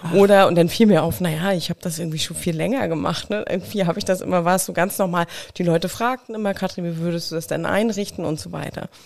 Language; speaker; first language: German; native; German